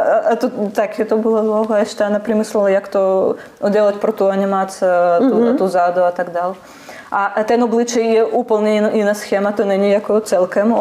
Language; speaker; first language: Czech; non-native, learner; Russian